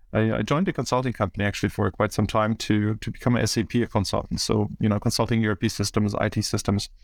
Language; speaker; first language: English; early bilingual, other home language; German